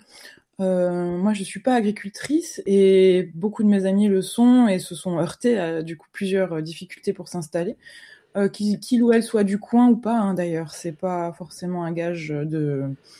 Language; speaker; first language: French; native; French